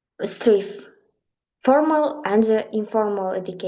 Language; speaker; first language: English; non-native, learner; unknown